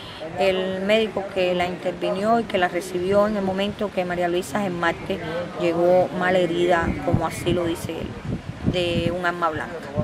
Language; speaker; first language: Spanish; native; Spanish